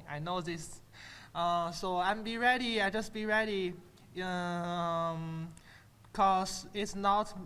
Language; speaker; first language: English; non-native, learner; Chinese